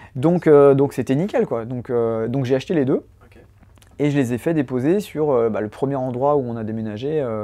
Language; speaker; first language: French; native; French